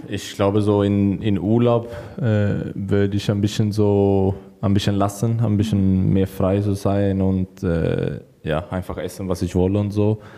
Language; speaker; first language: German; non-native, learner; Swedish